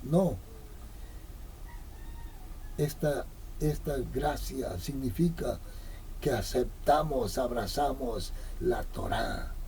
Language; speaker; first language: Spanish; native; Spanish